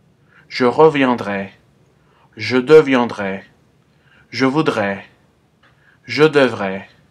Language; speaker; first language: French; non-native, fluent; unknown